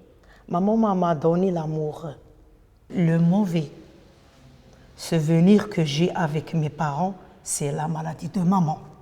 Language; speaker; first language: French; non-native, local second language; Arabic